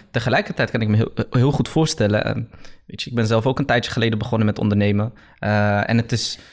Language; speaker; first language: Dutch; early bilingual, other home language; Riffian